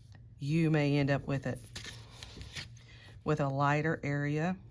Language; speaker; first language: English; native; English